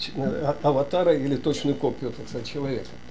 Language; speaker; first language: Russian; native; Russian